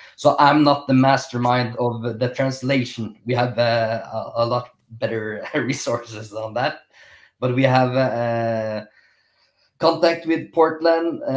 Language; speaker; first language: English; non-native, fluent; Norwegian